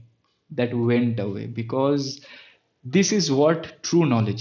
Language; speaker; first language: English; non-native, local second language; Bangla